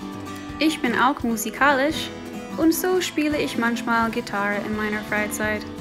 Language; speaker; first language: German; non-native, fluent; English